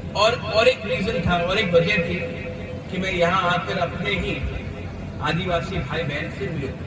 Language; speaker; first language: Hindi; non-native, local second language; Kok Borok